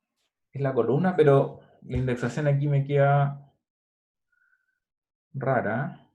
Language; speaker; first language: Spanish; native; Spanish